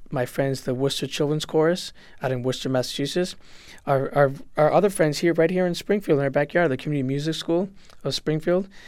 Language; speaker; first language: English; native; English